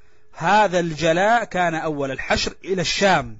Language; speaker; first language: Arabic; native; Arabic